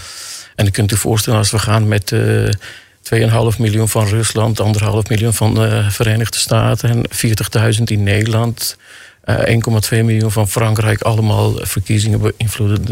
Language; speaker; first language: Dutch; non-native, fluent; Armenian